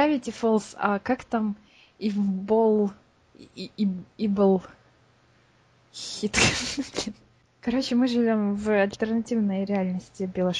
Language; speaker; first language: Russian; native; Russian